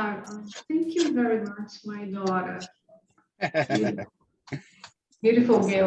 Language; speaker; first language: English; non-native, learner; Portuguese